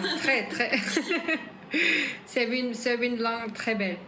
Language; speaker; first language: French; non-native, learner; Korean